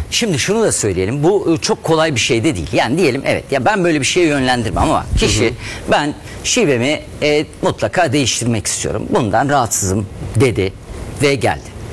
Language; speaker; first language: Turkish; native; Turkish